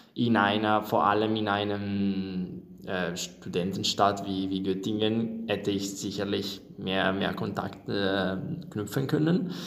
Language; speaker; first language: German; non-native, fluent; Italian